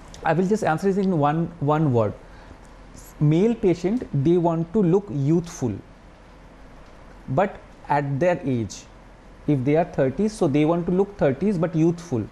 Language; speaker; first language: English; non-native, local second language; Bangla